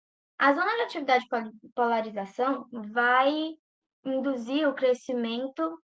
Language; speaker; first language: Portuguese; native; Portuguese